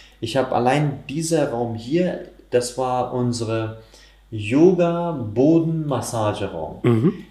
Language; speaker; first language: German; non-native, fluent; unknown